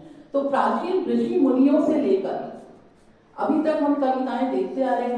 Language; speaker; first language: Hindi; native; Hindi